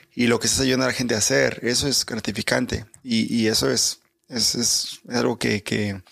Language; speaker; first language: Spanish; early bilingual, other home language; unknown